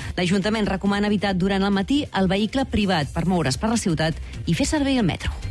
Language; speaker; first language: Catalan; native; Catalan